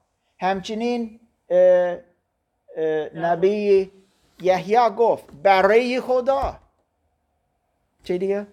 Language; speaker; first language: Persian; non-native, fluent; German